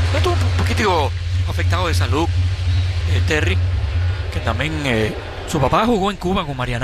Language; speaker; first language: Spanish; native; Spanish